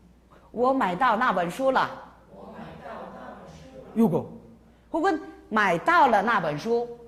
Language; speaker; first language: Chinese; non-native, fluent; Korean